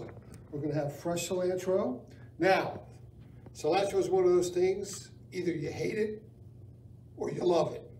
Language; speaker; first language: English; native; English